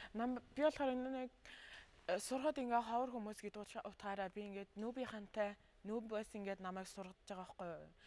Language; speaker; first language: Mongolian; non-native, local second language; Tuvinian